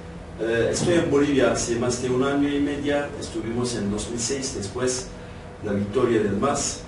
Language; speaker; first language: Spanish; non-native, fluent; Kurdish